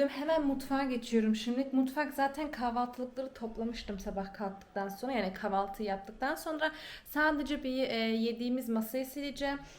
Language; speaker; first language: Turkish; early bilingual, heritage; Turkish